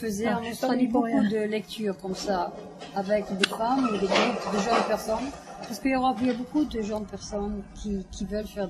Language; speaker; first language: French; non-native, fluent; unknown